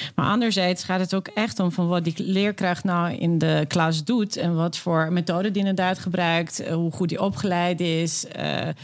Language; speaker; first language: Dutch; early bilingual, other home language; Serbian